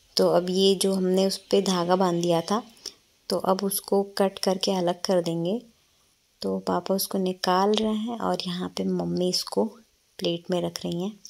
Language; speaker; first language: Hindi; non-native, local second language; Bangla